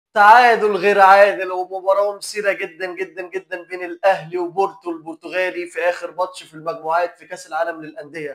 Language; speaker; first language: Arabic; native; Arabic